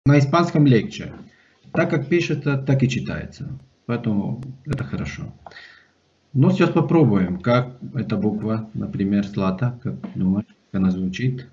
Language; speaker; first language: Russian; non-native, fluent; Spanish